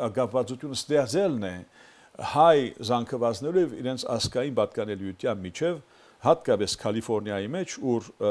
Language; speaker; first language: Armenian; early bilingual, heritage; Armenian